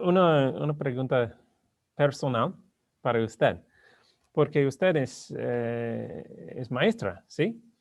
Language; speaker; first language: Spanish; non-native, learner; English